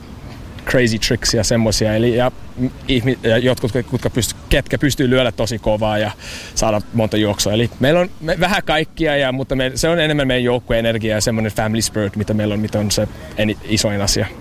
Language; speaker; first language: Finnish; early bilingual, heritage; English